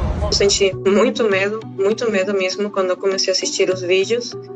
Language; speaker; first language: Portuguese; non-native, fluent; Spanish